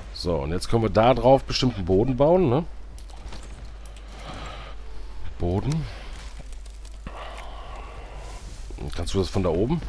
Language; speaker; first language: German; native; German